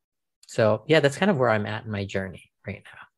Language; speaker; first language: English; native; English